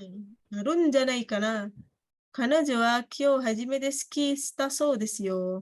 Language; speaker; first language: Japanese; non-native, fluent; Indonesian